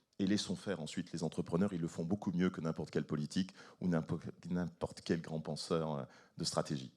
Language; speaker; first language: French; native; French